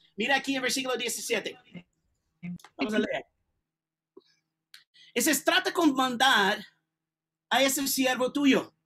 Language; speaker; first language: Spanish; non-native, learner; English